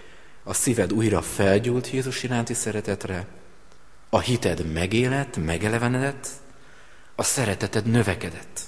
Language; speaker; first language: Hungarian; native; Hungarian